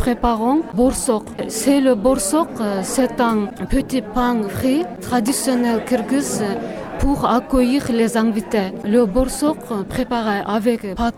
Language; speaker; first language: French; non-native, learner; Kyrgyz